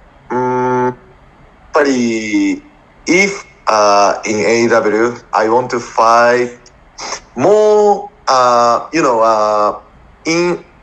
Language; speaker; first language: English; non-native, learner; Japanese